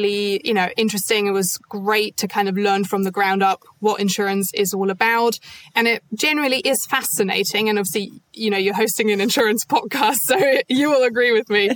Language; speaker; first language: English; non-native, fluent; German